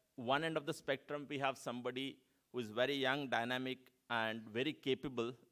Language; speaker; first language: English; non-native, local second language; Marathi